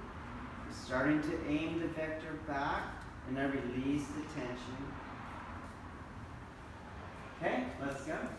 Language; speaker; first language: English; native; English